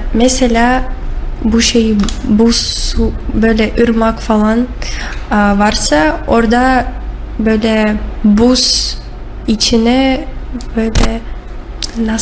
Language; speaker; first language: Turkish; non-native, learner; Russian